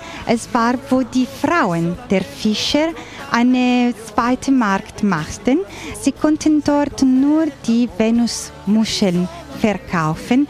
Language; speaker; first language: German; non-native, fluent; Italian